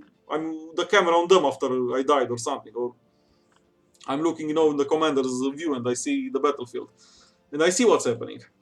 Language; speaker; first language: English; non-native, fluent; Romanian